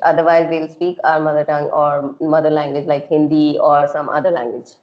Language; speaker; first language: English; non-native, local second language; Hindi